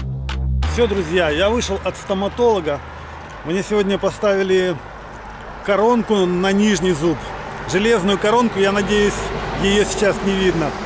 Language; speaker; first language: Russian; native; Russian